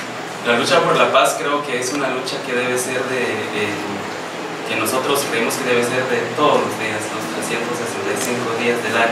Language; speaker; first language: Spanish; native; Spanish